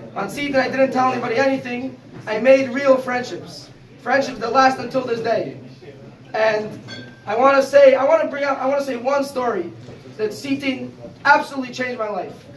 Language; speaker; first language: English; native; English